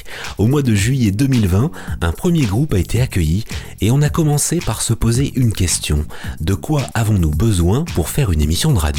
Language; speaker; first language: French; native; French